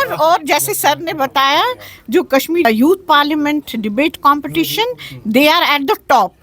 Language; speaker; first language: Hindi; non-native, local second language; Kashmiri